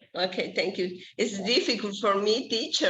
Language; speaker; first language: English; non-native, learner; Spanish